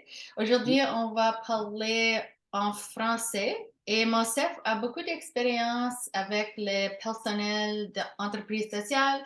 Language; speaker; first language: French; non-native, local second language; English